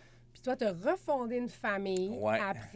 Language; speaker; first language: French; native; French